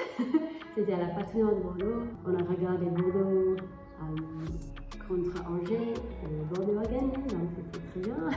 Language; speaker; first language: French; non-native, learner; English